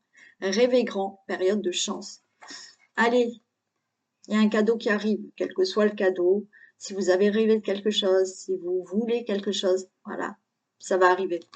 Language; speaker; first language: French; native; French